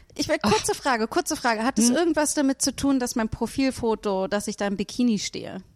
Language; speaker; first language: German; native; German